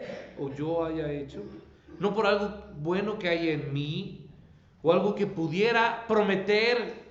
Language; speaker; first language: Spanish; native; Spanish